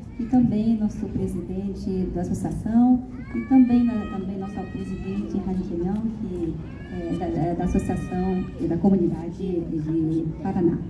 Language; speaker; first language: Portuguese; early bilingual, heritage; Korean